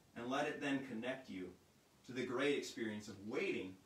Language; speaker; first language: English; native; English